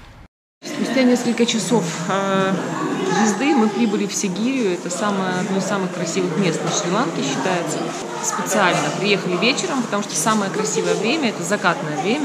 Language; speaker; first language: Russian; native; Russian